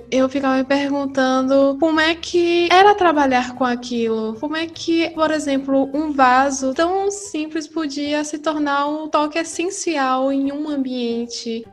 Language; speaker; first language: Portuguese; native; Portuguese